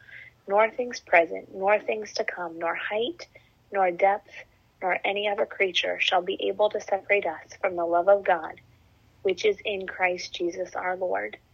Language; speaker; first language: English; native; English